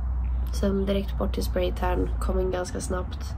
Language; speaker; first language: Swedish; native; Swedish